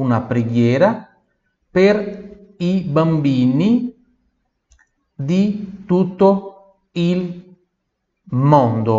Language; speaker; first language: Italian; non-native, fluent; Portuguese